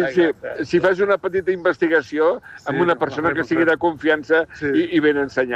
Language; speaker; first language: Catalan; native; Catalan